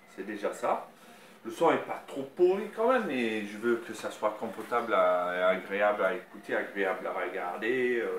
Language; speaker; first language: French; non-native, fluent; English